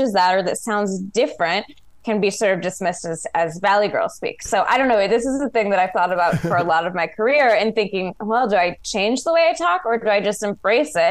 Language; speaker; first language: English; native; English